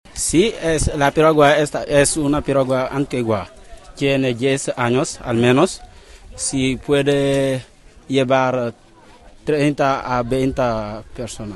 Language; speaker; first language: Spanish; non-native, learner; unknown